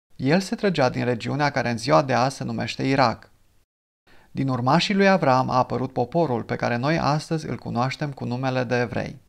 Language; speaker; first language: Romanian; non-native, fluent; English